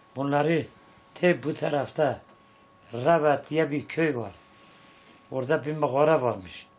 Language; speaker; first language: Turkish; non-native, local second language; Zaza